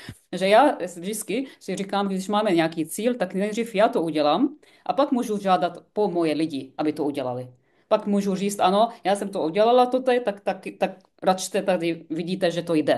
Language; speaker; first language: Czech; non-native, fluent; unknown